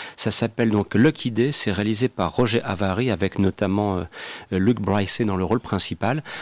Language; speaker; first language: French; native; French